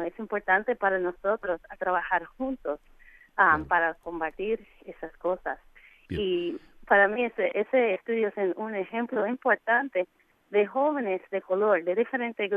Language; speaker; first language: Spanish; non-native, fluent; English